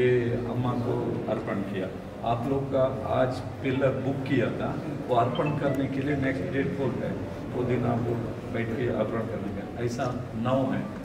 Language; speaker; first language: Hindi; non-native, local second language; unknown